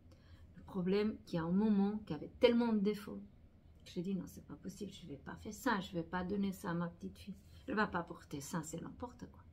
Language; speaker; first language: French; non-native, fluent; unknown